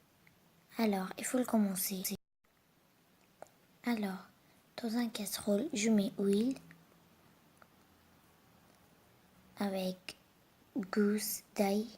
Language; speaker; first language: French; non-native, learner; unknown